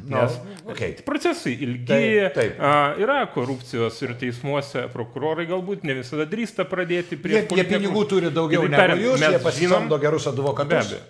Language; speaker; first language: Lithuanian; non-native, fluent; Georgian